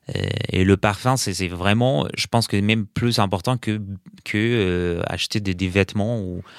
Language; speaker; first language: French; non-native, fluent; Arabic